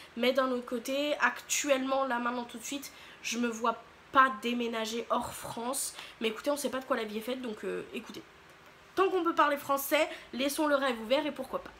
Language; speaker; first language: French; native; French